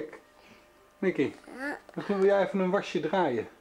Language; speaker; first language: Dutch; native; Dutch